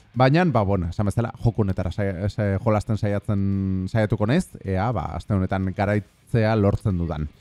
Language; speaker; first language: Basque; non-native, fluent; Spanish